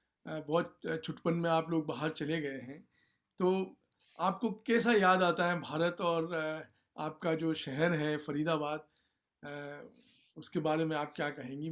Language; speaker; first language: Hindi; native; Hindi